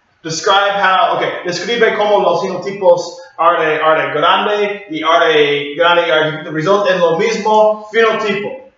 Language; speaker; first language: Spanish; non-native, learner; English